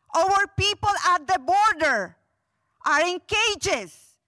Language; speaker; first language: English; non-native, fluent; Spanish